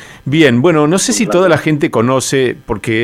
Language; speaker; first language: Spanish; native; Spanish